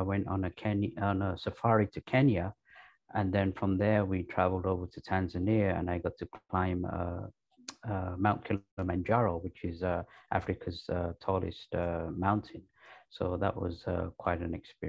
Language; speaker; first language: English; native; English